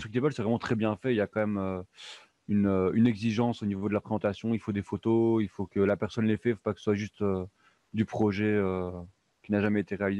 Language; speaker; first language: French; native; French